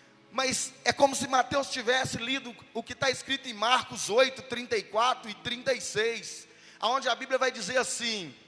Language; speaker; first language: Portuguese; native; Portuguese